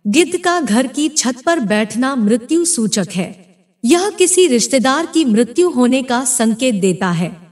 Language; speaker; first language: Hindi; native; Hindi